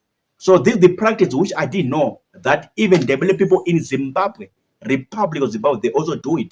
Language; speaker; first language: English; non-native, local second language; Shona